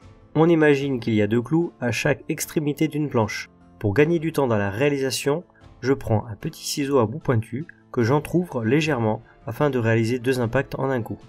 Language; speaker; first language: French; native; French